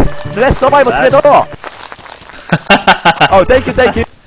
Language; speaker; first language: English; non-native, learner; Korean